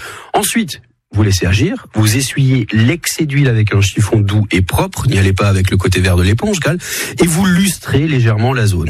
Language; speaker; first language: French; native; French